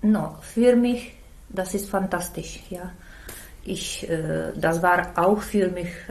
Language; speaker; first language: German; non-native, learner; Czech